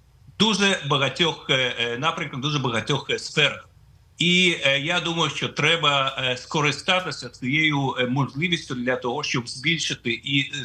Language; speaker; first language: Ukrainian; non-native, fluent; Russian